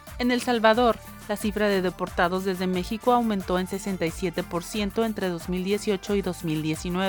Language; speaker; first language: Spanish; native; Spanish